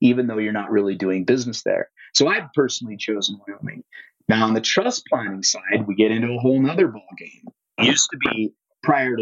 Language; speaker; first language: English; native; English